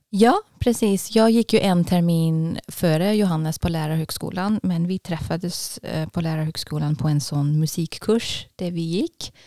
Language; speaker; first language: Swedish; non-native, fluent; German